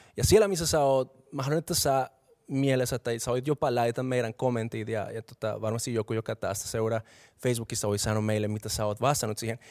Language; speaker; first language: Finnish; non-native, fluent; Spanish